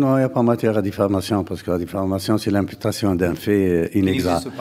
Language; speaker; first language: French; non-native, local second language; Arabic